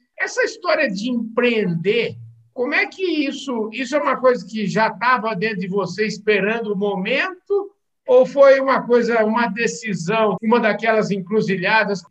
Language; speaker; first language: Portuguese; native; Portuguese